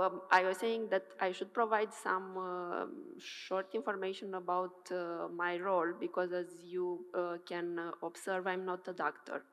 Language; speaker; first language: English; non-native, fluent; Romanian